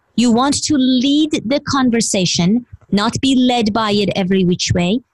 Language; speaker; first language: English; non-native, fluent; Persian